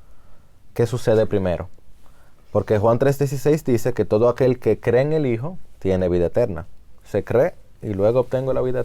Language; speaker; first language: Spanish; native; Spanish